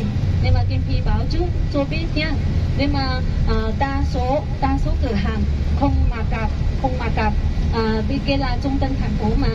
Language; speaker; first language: Vietnamese; non-native, fluent; Chinese